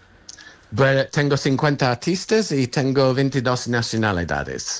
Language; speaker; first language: Spanish; non-native, fluent; English